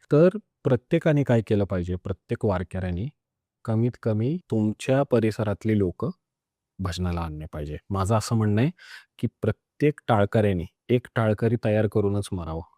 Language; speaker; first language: Marathi; non-native, local second language; Punjabi